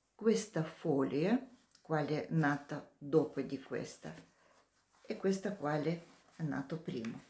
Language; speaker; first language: Italian; non-native, learner; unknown